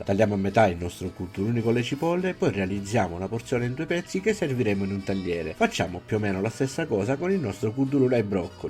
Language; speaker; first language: Italian; native; Italian